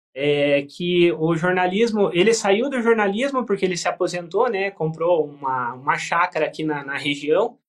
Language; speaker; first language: Portuguese; native; Portuguese